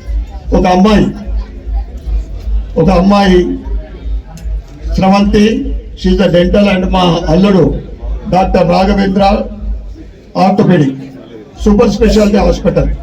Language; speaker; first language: Telugu; native; Telugu